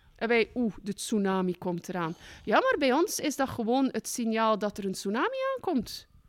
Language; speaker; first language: Dutch; native; Dutch